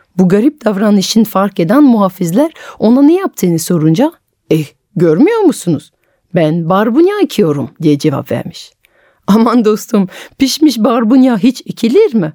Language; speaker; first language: Turkish; non-native, fluent; French